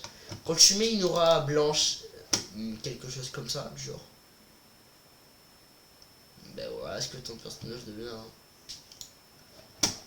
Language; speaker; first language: French; native; French